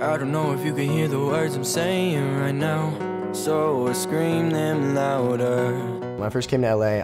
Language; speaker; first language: English; native; English